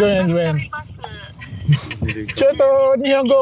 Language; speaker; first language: Japanese; non-native, learner; Pampanga